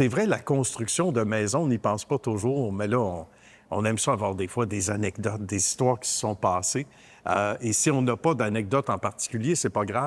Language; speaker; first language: French; native; French